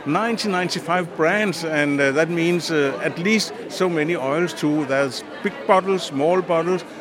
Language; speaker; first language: English; non-native, fluent; Danish